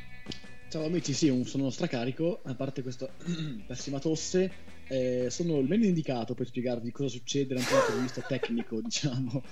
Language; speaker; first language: Italian; native; Italian